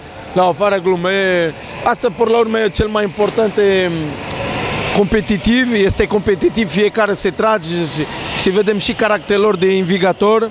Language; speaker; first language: Romanian; non-native, fluent; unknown